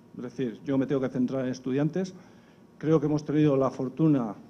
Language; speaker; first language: Spanish; native; Spanish